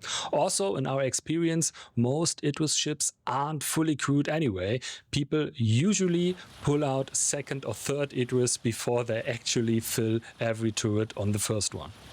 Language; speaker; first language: English; non-native, fluent; German